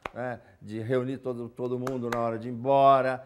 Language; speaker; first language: Portuguese; native; Portuguese